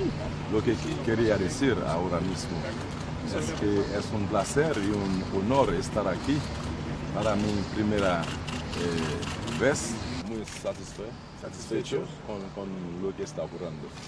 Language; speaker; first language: Spanish; non-native, learner; Haitian Creole